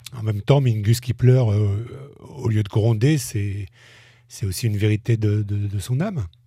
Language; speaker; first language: French; native; French